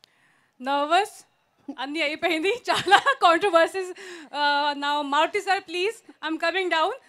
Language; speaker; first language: Telugu; non-native, learner; Hindi